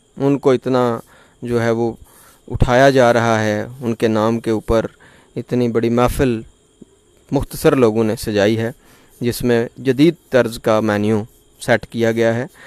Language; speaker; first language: Urdu; non-native, local second language; Punjabi